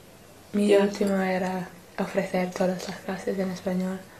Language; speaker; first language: Spanish; non-native, learner; English